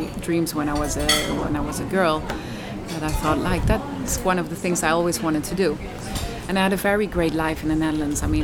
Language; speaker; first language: English; non-native, fluent; Dutch